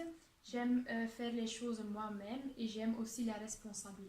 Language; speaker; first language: French; non-native, local second language; Dutch